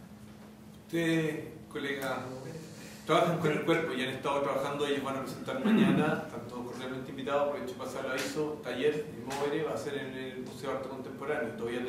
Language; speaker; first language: Spanish; native; Spanish